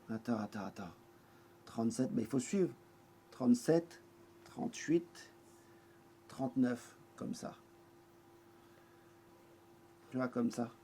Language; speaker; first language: French; native; French